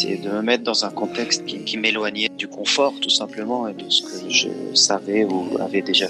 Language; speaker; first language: French; early bilingual, other home language; Arabic